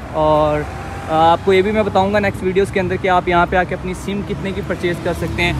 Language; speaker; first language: Urdu; non-native, local second language; Punjabi